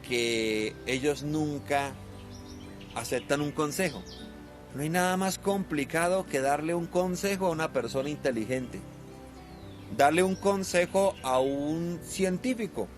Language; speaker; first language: Spanish; native; Spanish